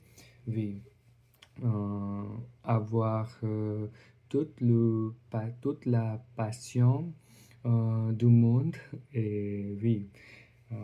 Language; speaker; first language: French; non-native, learner; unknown